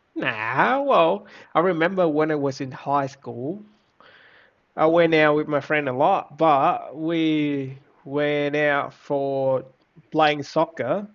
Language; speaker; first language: English; non-native, fluent; Vietnamese